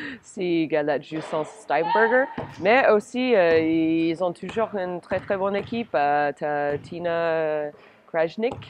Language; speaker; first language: French; non-native, learner; English